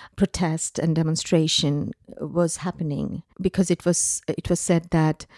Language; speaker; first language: English; non-native, local second language; Bangla